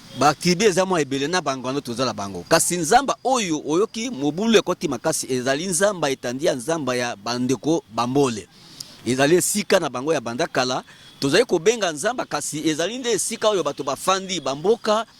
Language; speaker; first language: Lingala; native; Lingala